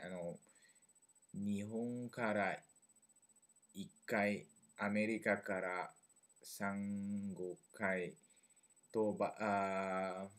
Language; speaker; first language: Japanese; non-native, learner; French